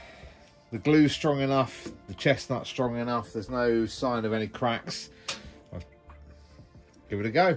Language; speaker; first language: English; native; English